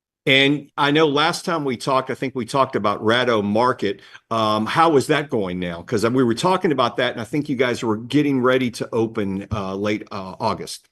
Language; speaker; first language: English; native; English